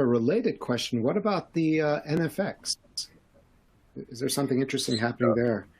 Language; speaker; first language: English; native; English